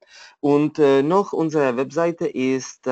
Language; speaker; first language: German; non-native, fluent; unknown